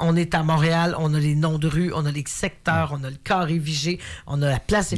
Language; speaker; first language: French; native; French